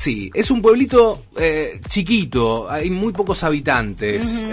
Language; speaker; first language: Spanish; native; Spanish